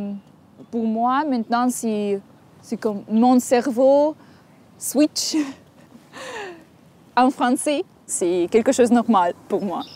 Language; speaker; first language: French; non-native, learner; Russian